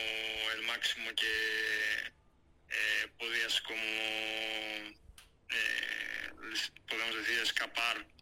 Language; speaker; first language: Spanish; non-native, fluent; Greek